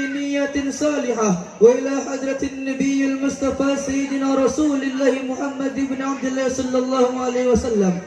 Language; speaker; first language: Arabic; non-native, learner; Indonesian